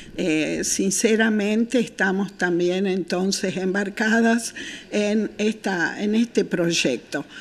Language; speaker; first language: Spanish; native; Spanish